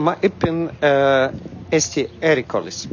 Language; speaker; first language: Estonian; non-native, learner; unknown